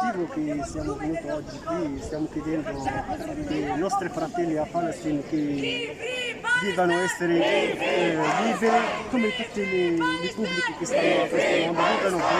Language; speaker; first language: Italian; non-native, learner; Arabic